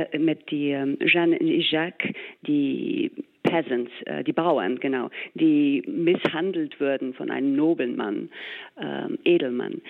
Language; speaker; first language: German; non-native, fluent; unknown